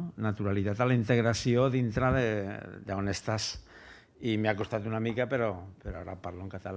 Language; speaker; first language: Catalan; non-native, local second language; Spanish